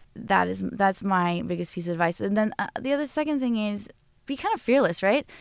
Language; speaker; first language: English; native; English